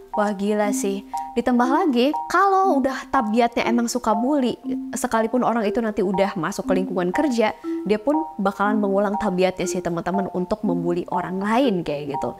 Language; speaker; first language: Indonesian; native; Indonesian